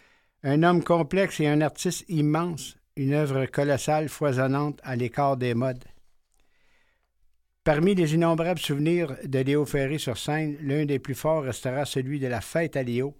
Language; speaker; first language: French; native; French